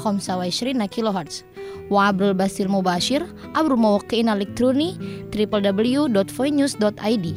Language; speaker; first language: Arabic; non-native, fluent; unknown